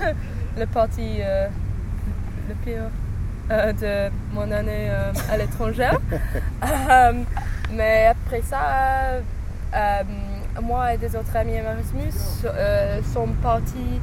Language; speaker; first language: French; non-native, fluent; English